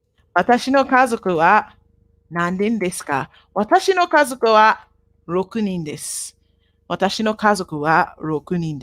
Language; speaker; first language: Japanese; non-native, fluent; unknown